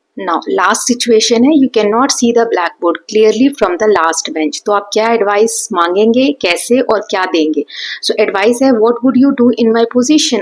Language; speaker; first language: Hindi; native; Hindi